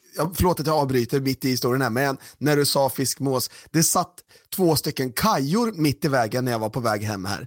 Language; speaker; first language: Swedish; native; Swedish